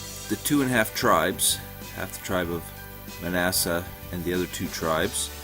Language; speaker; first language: English; native; English